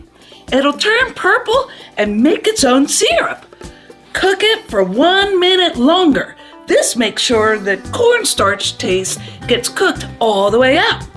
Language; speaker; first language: English; native; English